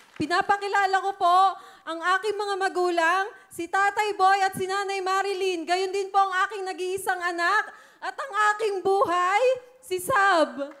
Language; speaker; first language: Filipino; native; Filipino